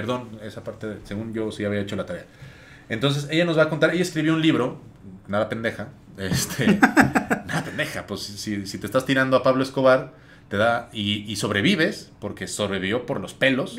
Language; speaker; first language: Spanish; native; Spanish